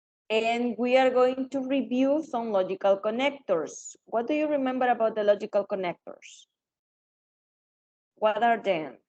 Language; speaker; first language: English; non-native, fluent; Spanish